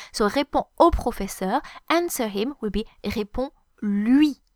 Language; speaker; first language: French; native; French